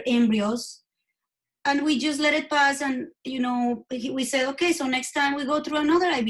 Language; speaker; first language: English; non-native, fluent; Spanish